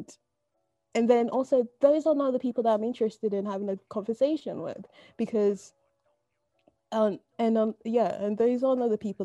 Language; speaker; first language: English; native; English